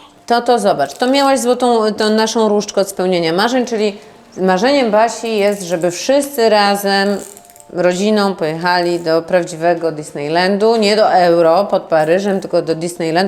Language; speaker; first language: Polish; native; Polish